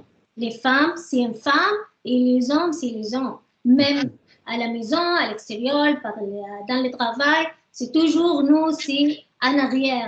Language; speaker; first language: French; non-native, learner; Arabic